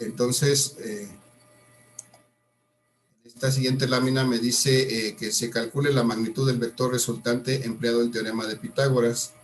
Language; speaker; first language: Spanish; native; Spanish